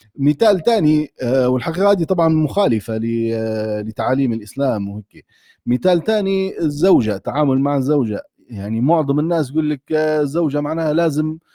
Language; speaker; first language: Arabic; native; Arabic